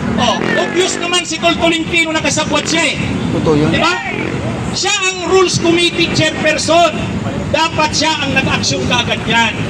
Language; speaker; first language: Filipino; non-native, local second language; Bikol